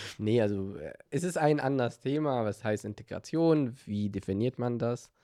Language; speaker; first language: German; non-native, learner; Arabic